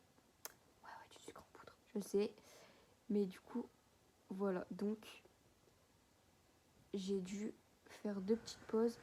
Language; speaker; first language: French; native; French